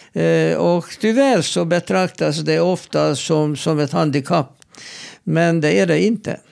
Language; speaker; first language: Swedish; non-native, fluent; Hungarian